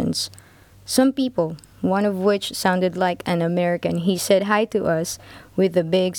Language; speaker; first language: English; non-native, local second language; Filipino